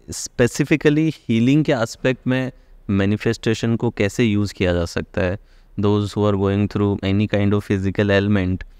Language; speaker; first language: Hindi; native; Hindi